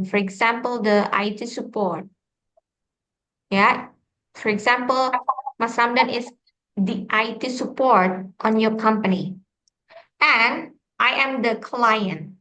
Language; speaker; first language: English; non-native, fluent; Indonesian